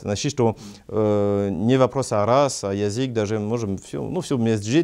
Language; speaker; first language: Russian; non-native, learner; French